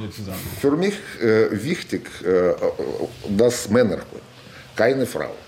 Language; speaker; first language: German; non-native, learner; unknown